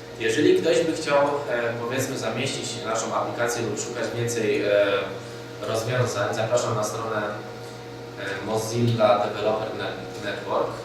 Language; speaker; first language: Polish; native; Polish